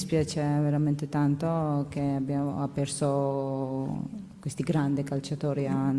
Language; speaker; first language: Italian; non-native, learner; Georgian